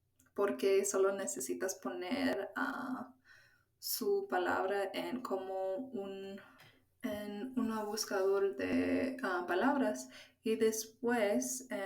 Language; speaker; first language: Spanish; non-native, fluent; English